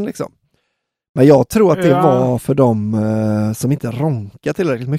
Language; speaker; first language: Swedish; native; Swedish